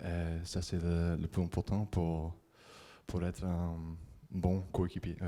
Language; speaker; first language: French; non-native, learner; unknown